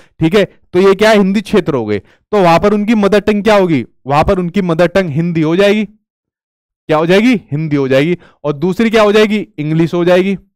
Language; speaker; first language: Hindi; native; Hindi